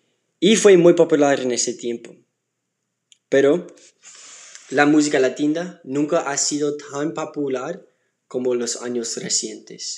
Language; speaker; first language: Spanish; non-native, learner; English